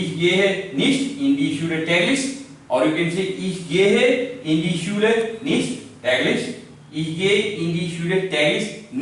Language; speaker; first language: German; non-native, learner; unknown